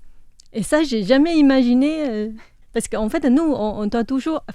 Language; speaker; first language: French; non-native, fluent; Chinese